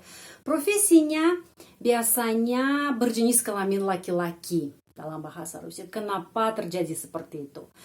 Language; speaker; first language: Indonesian; non-native, fluent; Russian